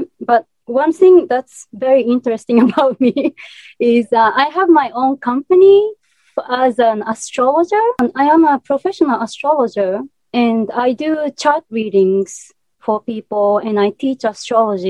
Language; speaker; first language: English; non-native, fluent; Japanese